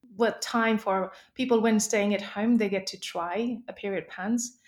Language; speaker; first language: English; non-native, local second language; Nepali